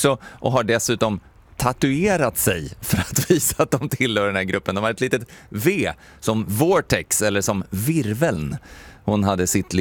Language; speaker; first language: Swedish; native; Swedish